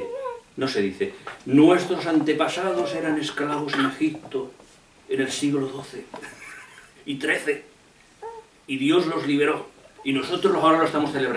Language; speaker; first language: Spanish; native; Spanish